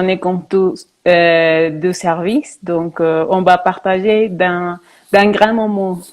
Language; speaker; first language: French; non-native, fluent; Spanish